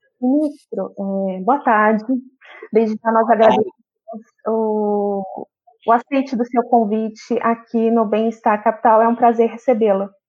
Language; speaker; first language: Portuguese; native; Portuguese